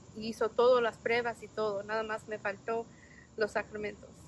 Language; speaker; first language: Spanish; non-native, learner; English